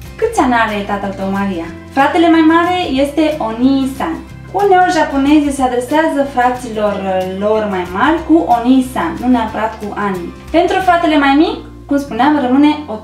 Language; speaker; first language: Romanian; native; Romanian